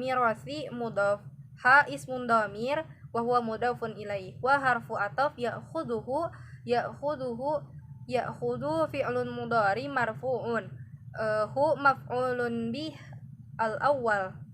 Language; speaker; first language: Arabic; non-native, learner; Indonesian